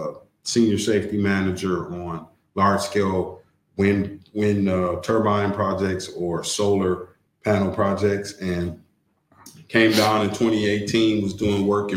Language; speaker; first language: English; native; English